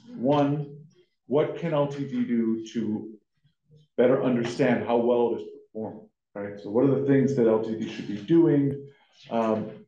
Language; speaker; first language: English; native; English